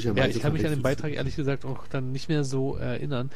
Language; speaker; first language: German; native; German